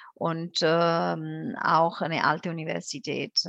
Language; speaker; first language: German; non-native, fluent; Italian